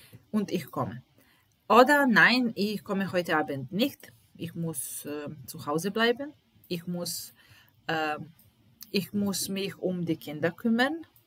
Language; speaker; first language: German; non-native, fluent; Italian